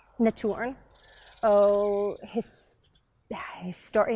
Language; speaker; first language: Danish; non-native, fluent; English